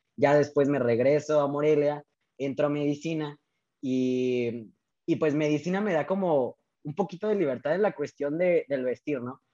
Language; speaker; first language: Spanish; native; Spanish